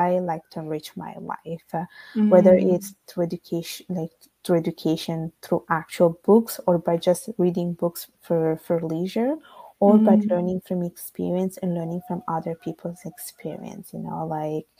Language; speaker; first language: English; non-native, fluent; Italian